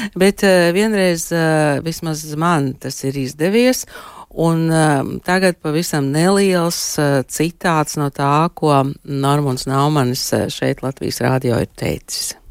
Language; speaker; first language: Latvian; native; Latvian